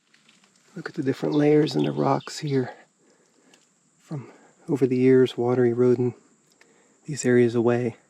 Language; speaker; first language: English; native; English